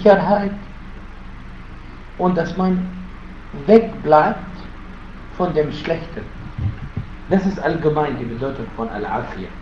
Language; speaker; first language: German; non-native, fluent; Arabic